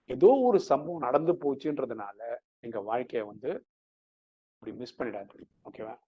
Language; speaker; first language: Tamil; non-native, local second language; Malayalam